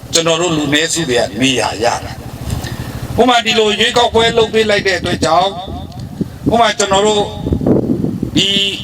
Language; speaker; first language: Burmese; non-native, local second language; Pa'o Karen